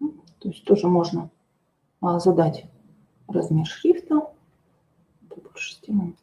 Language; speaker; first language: Russian; native; Russian